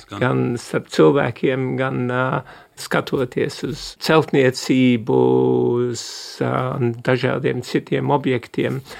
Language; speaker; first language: Latvian; early bilingual, heritage; Latvian